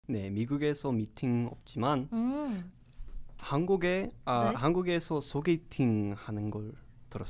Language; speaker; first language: Korean; non-native, learner; English